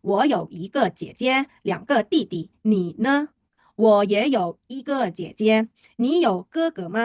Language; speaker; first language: Chinese; non-native, fluent; Indonesian